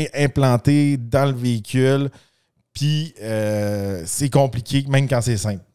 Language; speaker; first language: French; native; French